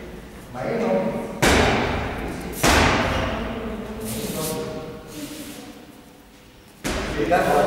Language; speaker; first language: Russian; non-native, learner; Serbian